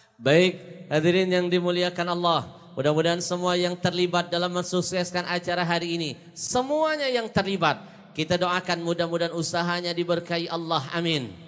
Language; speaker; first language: Indonesian; native; Indonesian